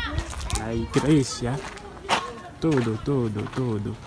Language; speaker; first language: Spanish; non-native, learner; Haitian Creole